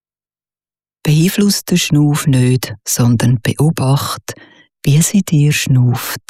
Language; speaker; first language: German; native; German